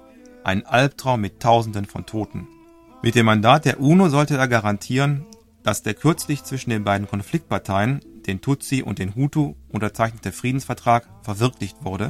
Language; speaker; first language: German; native; German